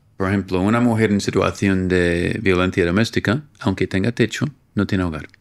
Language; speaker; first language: Spanish; non-native, fluent; English